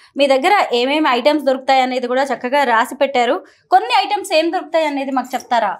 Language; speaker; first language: Telugu; native; Telugu